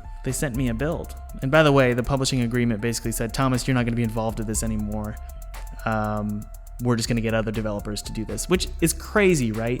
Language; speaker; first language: English; native; English